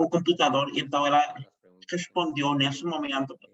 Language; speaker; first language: Portuguese; non-native, fluent; Spanish